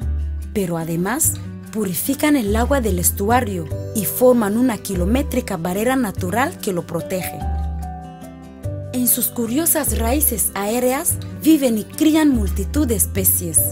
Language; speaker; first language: Spanish; native; Spanish